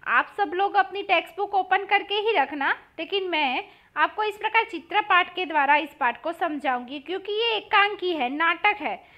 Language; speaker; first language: Hindi; non-native, local second language; Gujarati